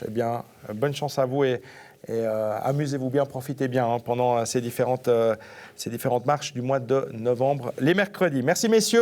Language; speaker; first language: French; native; French